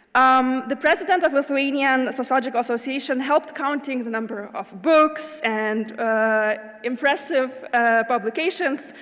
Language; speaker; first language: English; non-native, fluent; Lithuanian